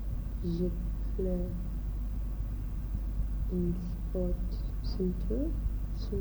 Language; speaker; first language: French; non-native, learner; English